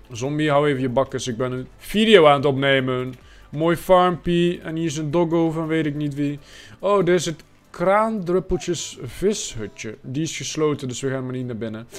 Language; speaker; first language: Dutch; native; Dutch